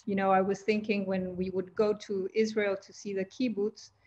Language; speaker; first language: English; non-native, fluent; Spanish